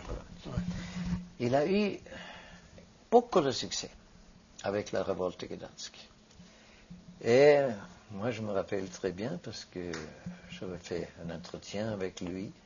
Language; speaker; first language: French; non-native, fluent; Norwegian